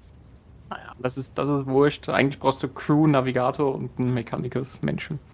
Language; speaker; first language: German; native; German